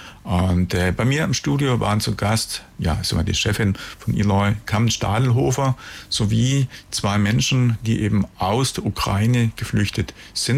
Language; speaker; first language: German; native; German